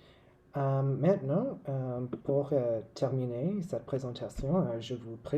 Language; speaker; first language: French; non-native, local second language; English